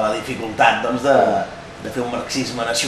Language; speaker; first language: Catalan; native; Catalan